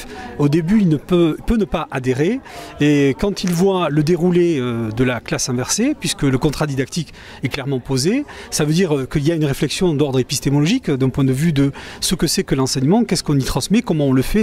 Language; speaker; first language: French; native; French